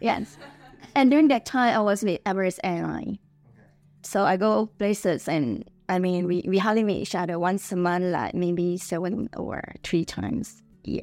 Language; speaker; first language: English; non-native, fluent; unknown